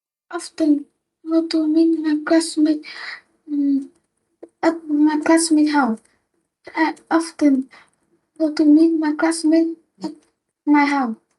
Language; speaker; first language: English; non-native, learner; Vietnamese